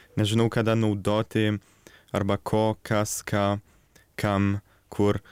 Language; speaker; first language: Lithuanian; early bilingual, heritage; German